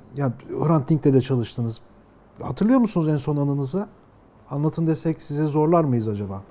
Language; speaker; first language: Turkish; native; Turkish